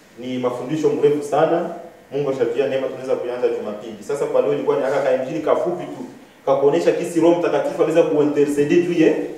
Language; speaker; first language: Swahili; non-native, local second language; Nande